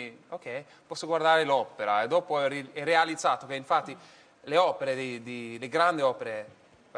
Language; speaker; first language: Italian; non-native, fluent; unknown